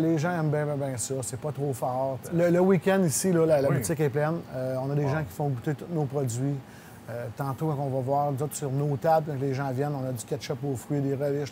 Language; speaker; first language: French; native; French